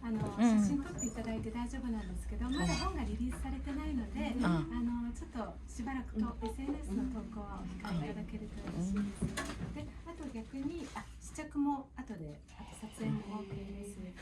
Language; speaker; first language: Japanese; native; Japanese